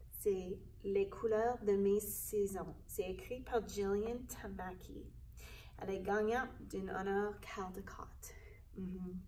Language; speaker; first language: French; non-native, fluent; English